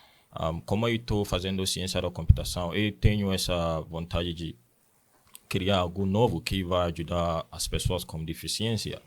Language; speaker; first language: Portuguese; non-native, learner; Akan